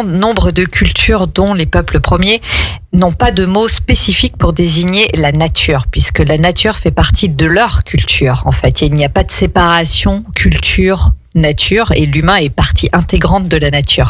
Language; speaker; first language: French; native; French